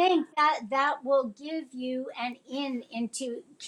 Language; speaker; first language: English; native; English